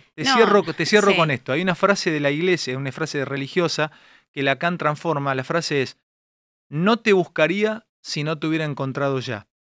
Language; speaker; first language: Spanish; native; Spanish